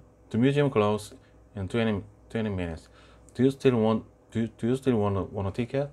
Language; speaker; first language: English; non-native, learner; Korean